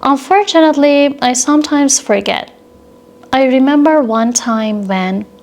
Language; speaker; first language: English; non-native, fluent; Persian